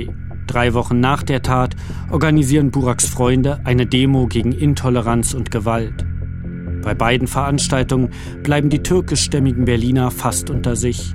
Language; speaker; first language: German; native; German